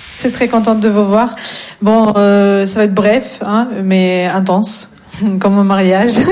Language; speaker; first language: French; non-native, fluent; Russian